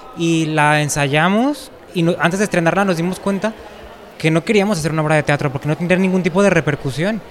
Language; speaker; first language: Spanish; native; Spanish